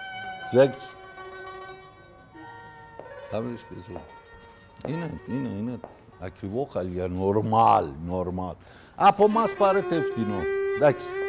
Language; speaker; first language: Greek; non-native, learner; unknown